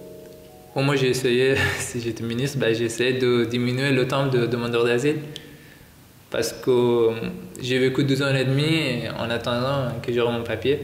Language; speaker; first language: French; non-native, fluent; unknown